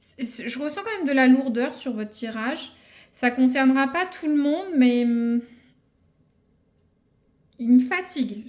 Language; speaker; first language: French; native; French